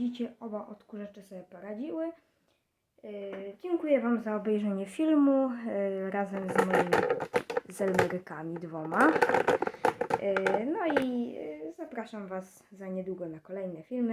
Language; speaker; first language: Polish; native; Polish